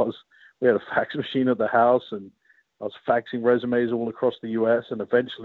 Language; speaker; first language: English; native; English